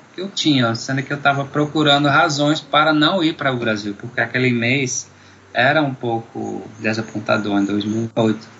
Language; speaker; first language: Portuguese; non-native, fluent; Dutch